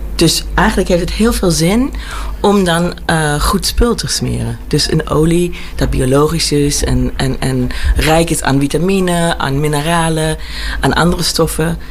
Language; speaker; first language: Dutch; early bilingual, heritage; Dutch